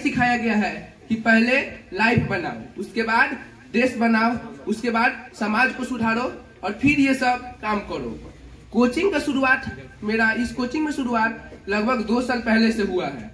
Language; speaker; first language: Hindi; native; Hindi